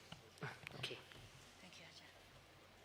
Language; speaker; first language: English; non-native, learner; Chinese